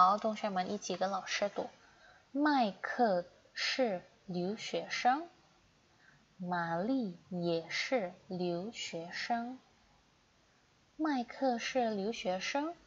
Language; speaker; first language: Chinese; non-native, fluent; Indonesian